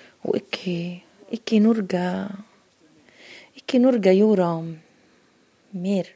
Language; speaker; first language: Norwegian; non-native, learner; Arabic